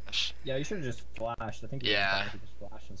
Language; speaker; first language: English; native; English